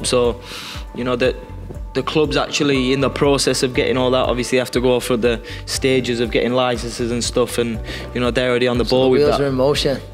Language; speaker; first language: English; native; English